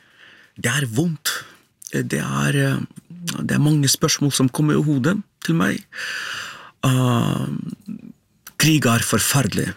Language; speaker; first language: Norwegian; non-native, fluent; Ukrainian